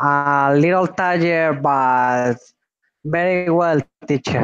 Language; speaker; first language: English; non-native, learner; Spanish